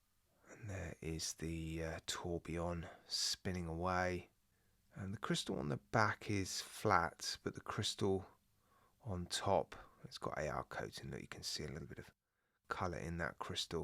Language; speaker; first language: English; native; English